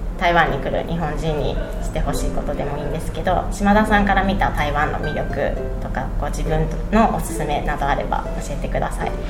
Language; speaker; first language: Japanese; native; Japanese